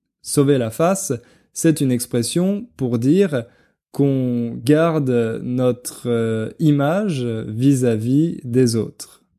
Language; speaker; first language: French; native; French